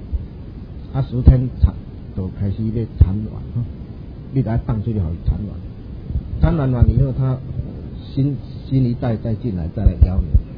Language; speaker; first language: Chinese; non-native, local second language; Min Nan Chinese